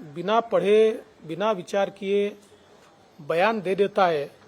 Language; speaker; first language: Hindi; non-native, local second language; Marathi